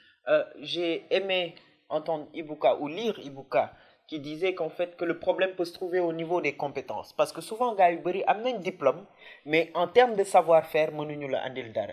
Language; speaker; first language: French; non-native, local second language; Wolof